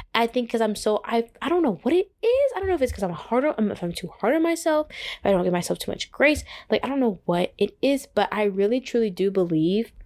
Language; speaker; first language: English; native; English